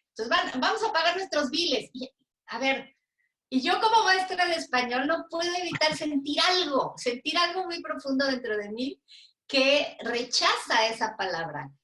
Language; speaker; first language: Spanish; native; Spanish